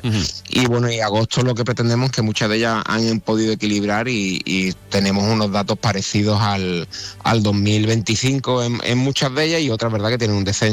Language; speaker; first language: Spanish; native; Spanish